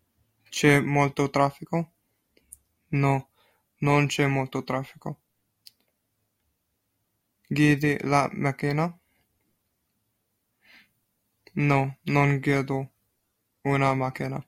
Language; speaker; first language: Italian; non-native, learner; English